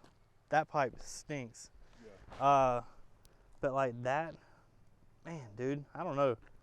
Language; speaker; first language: English; native; English